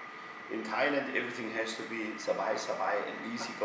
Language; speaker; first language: English; non-native, fluent; German